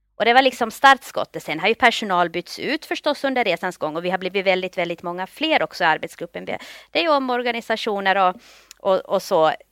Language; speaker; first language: Swedish; native; Swedish